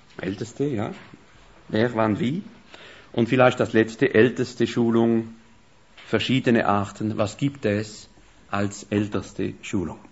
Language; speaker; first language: German; non-native, fluent; French